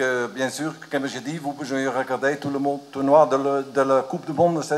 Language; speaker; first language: French; non-native, learner; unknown